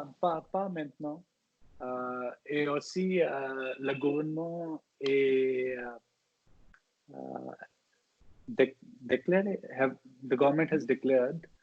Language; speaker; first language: French; non-native, learner; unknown